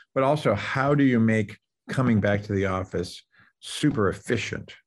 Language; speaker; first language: English; native; English